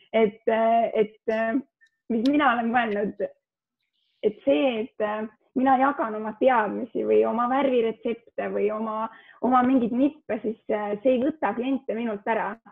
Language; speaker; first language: Estonian; early bilingual, heritage; Estonian